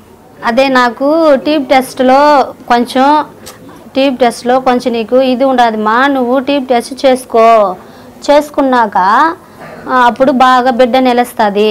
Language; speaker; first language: Telugu; native; Telugu